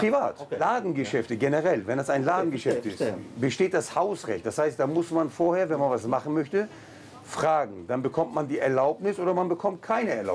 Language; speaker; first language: German; native; German